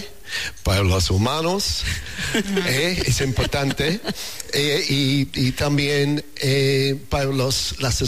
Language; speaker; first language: Spanish; non-native, learner; English